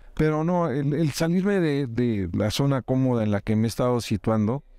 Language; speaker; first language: Spanish; native; Spanish